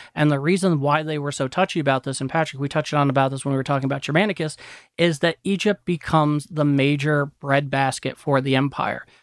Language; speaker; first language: English; native; English